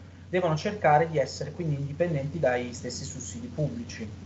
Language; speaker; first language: Italian; native; Italian